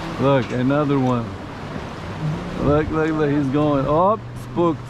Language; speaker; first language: English; native; English